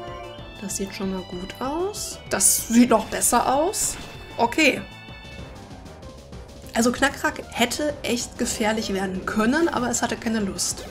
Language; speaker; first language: German; native; German